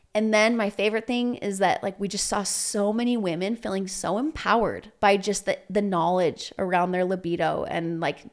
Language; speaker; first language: English; native; English